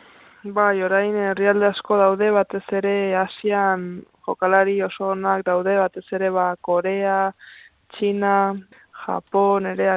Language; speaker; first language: Basque; non-native, local second language; Spanish